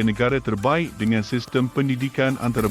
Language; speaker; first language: Malay; native; Malay